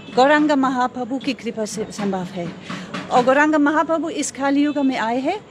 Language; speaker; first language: Hindi; non-native, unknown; German